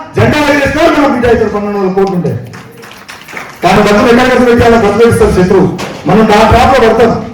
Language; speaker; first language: Telugu; non-native, local second language; Lambadi